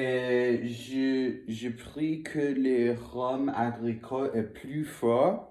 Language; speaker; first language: French; non-native, learner; English